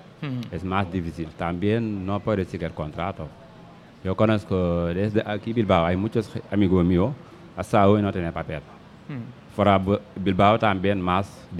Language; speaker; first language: Spanish; non-native, learner; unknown